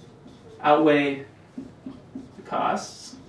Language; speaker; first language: English; native; English